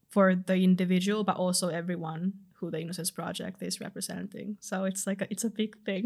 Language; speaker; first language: English; non-native, fluent; Finnish